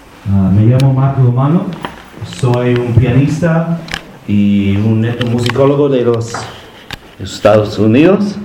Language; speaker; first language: Spanish; non-native, learner; English